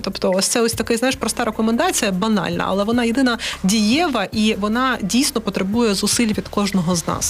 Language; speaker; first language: Ukrainian; native; Ukrainian